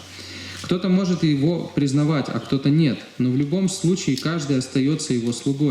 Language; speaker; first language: Russian; native; Russian